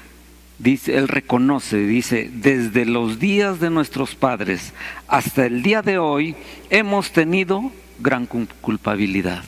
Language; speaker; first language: Spanish; native; Spanish